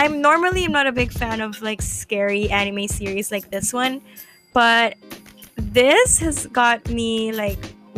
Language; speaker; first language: English; non-native, local second language; Filipino